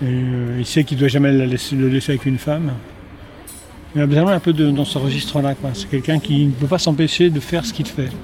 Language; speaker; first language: French; native; French